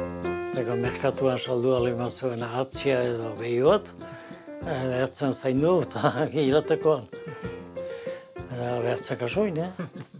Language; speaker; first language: Basque; native; Basque